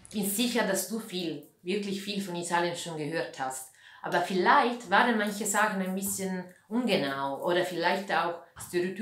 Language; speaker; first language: German; non-native, fluent; Italian